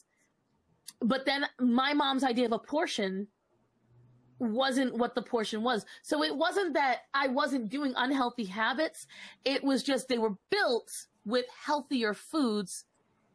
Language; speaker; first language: English; native; English